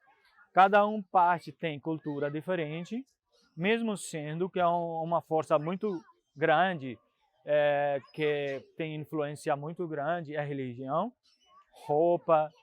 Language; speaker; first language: Portuguese; non-native, fluent; Punjabi